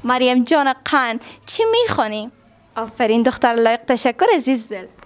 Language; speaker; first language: Persian; native; Persian